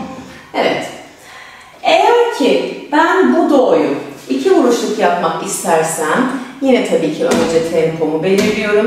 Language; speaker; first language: Turkish; native; Turkish